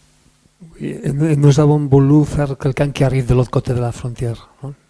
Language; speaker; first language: French; non-native, fluent; Spanish